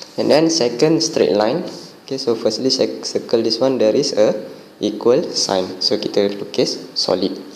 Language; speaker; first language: English; non-native, local second language; Malay